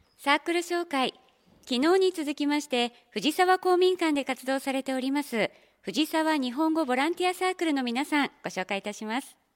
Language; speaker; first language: Japanese; native; Japanese